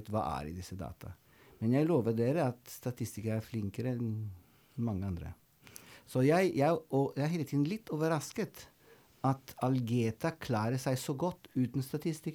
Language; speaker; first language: Norwegian; non-native, fluent; Italian